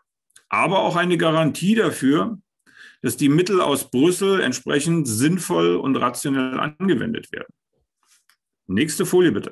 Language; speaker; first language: German; native; German